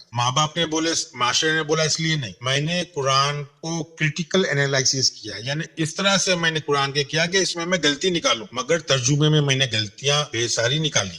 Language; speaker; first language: Urdu; non-native, local second language; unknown